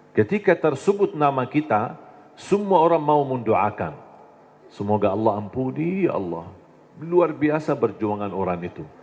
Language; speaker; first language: Indonesian; non-native, fluent; Arabic